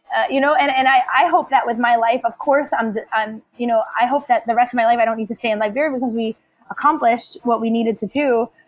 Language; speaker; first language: English; native; English